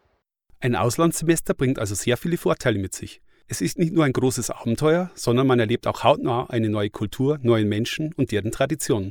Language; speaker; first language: German; native; German